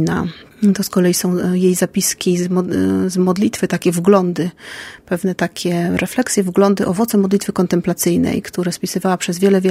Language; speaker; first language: Polish; native; Polish